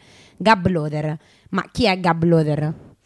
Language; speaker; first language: Italian; native; Italian